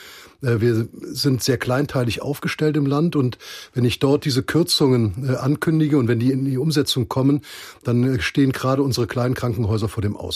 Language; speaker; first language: German; native; German